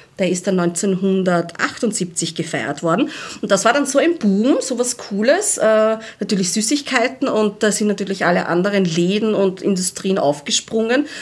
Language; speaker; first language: German; native; German